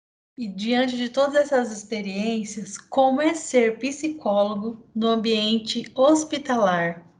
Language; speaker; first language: Portuguese; native; Portuguese